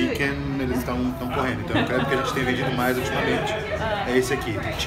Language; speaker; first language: Portuguese; native; Portuguese